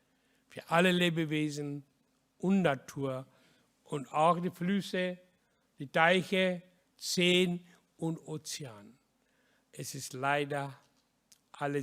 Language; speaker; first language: German; non-native, learner; Hindi